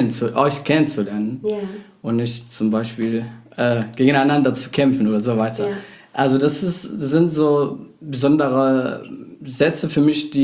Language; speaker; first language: German; non-native, fluent; Arabic